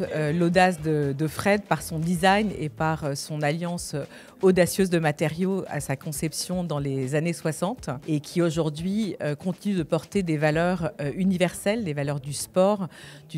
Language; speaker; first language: French; native; French